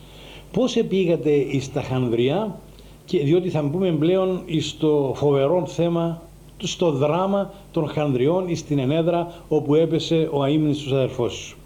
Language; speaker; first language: Greek; native; Greek